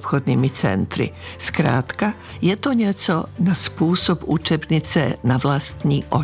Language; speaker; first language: Czech; non-native, fluent; Serbian